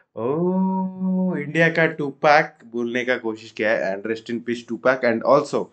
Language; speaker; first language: Hindi; non-native, local second language; Odia